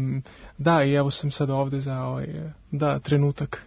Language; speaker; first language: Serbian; early bilingual, heritage; Serbian